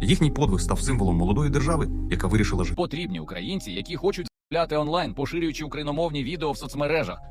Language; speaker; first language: Ukrainian; native; Ukrainian